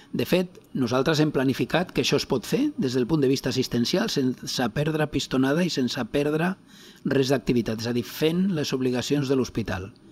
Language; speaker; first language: Catalan; non-native, local second language; Spanish